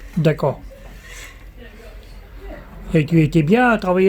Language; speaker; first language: French; native; French